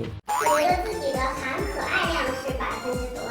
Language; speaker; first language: Chinese; native; Chinese